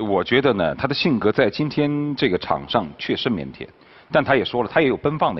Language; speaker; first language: Chinese; native; Chinese